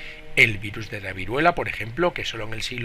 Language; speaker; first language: Spanish; native; Spanish